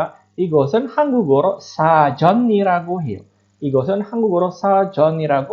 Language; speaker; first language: Korean; non-native, fluent; Indonesian